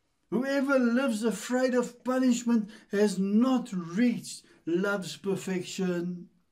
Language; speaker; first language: English; non-native, local second language; Afrikaans